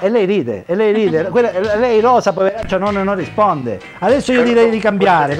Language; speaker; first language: Italian; native; Italian